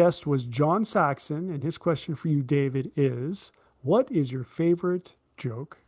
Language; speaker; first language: English; native; English